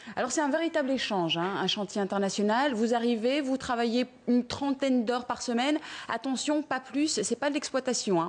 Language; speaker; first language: French; native; French